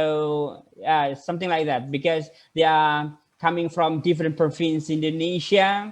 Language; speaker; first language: English; non-native, fluent; Indonesian